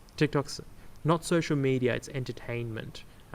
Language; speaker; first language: English; native; English